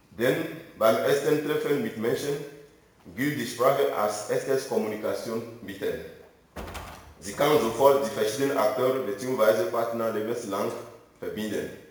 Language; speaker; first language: German; non-native, fluent; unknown